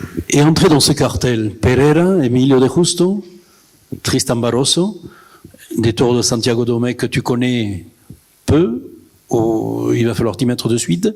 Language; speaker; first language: French; native; French